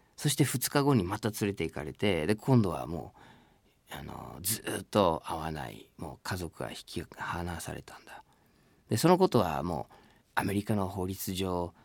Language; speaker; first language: Japanese; non-native, fluent; English